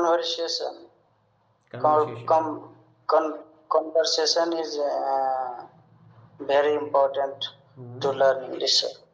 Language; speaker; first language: English; non-native, learner; Hindi